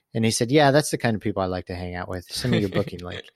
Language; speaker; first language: English; native; English